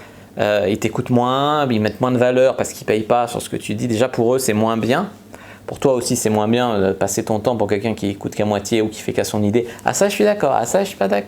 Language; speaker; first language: French; native; French